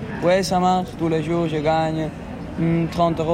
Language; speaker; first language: French; non-native, learner; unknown